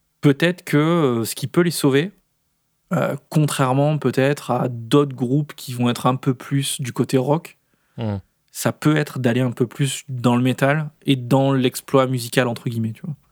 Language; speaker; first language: French; native; French